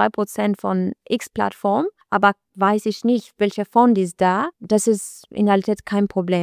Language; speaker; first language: German; non-native, learner; Albanian